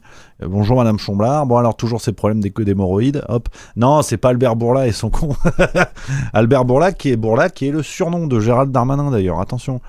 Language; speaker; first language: French; native; French